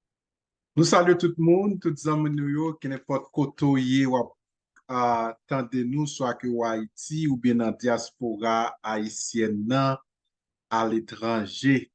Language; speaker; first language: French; non-native, local second language; Haitian Creole